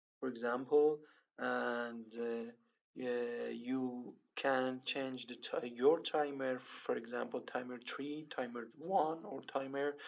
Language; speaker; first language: English; non-native, learner; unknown